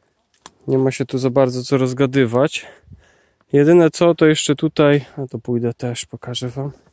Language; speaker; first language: Polish; native; Polish